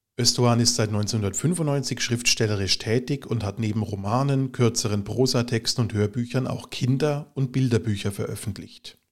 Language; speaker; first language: German; native; German